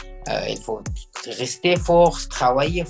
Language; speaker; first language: French; non-native, learner; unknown